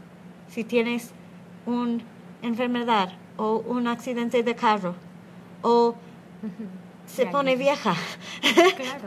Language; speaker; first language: Spanish; non-native, learner; English